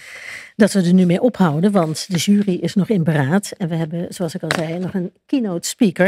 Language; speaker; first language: Dutch; native; Dutch